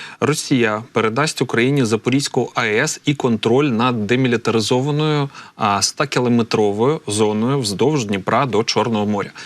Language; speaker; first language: Ukrainian; native; Ukrainian